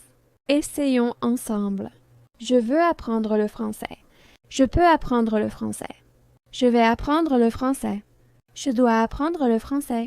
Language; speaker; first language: French; non-native, fluent; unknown